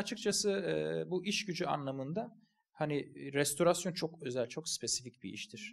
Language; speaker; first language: Turkish; native; Turkish